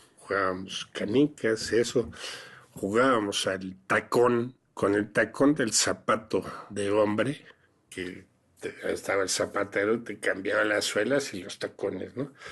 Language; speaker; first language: Spanish; early bilingual, other home language; French